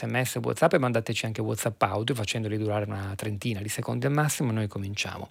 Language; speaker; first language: Italian; native; Italian